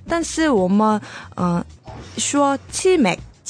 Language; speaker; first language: Chinese; non-native, learner; Korean